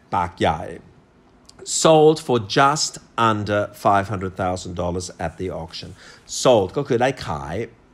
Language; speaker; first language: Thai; non-native, fluent; English